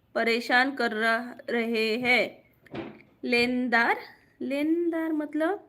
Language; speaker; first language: Hindi; non-native, local second language; Marathi